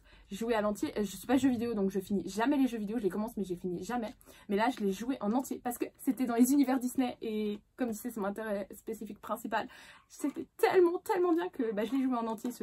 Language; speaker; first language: French; native; French